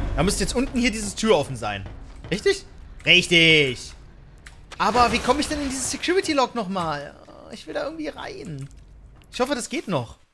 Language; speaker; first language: German; native; German